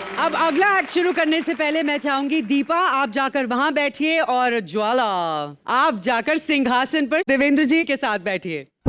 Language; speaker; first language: Hindi; native; Hindi